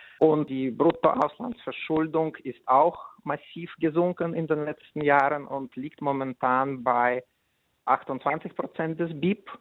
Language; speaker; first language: German; non-native, fluent; Russian